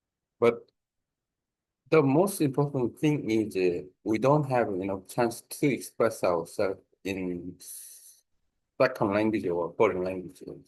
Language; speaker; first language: English; non-native, learner; Korean